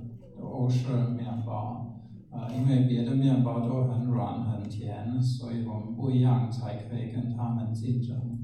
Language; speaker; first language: Chinese; non-native, fluent; German